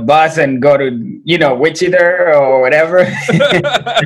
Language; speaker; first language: English; non-native, local second language; Ganda